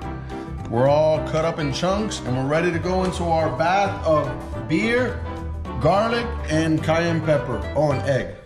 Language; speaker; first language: English; native; English